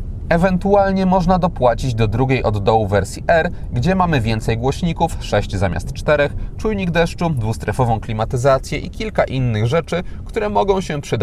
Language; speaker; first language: Polish; native; Polish